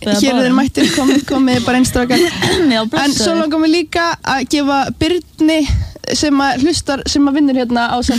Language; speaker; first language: Icelandic; native; Icelandic